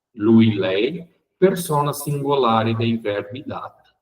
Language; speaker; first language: Italian; non-native, fluent; Portuguese